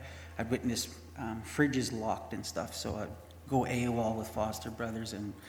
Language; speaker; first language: English; native; English